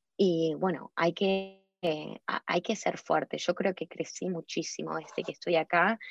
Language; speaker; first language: Spanish; native; Spanish